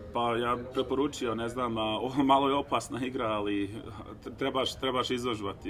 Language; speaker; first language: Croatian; early bilingual, heritage; Serbian